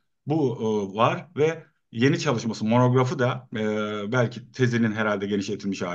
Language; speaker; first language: Turkish; native; Turkish